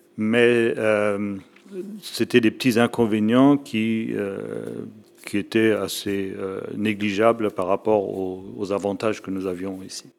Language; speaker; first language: French; native; French